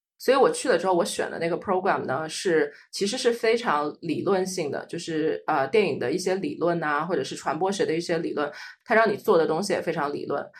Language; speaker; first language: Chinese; native; Chinese